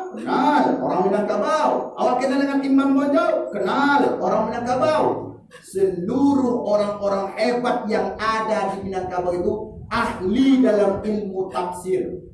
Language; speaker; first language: Indonesian; non-native, local second language; Minangkabau